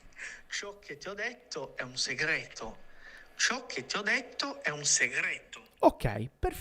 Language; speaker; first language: Italian; non-native, fluent; Portuguese